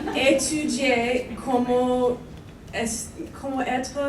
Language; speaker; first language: French; non-native, learner; English